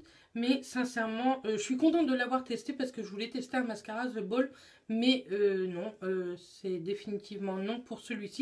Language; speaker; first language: French; native; French